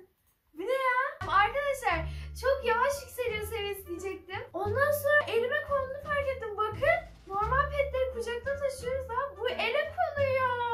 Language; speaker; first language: Turkish; native; Turkish